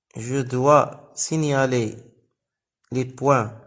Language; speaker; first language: French; non-native, local second language; Arabic